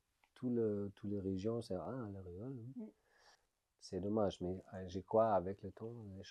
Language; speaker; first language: French; non-native, learner; German